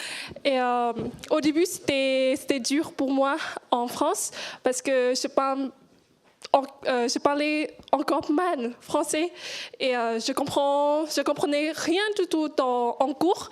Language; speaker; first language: French; non-native, learner; Thai